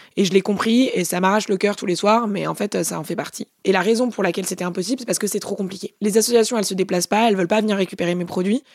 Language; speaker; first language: French; native; French